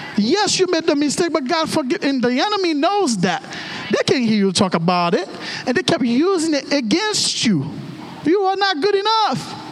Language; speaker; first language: English; non-native, fluent; Haitian Creole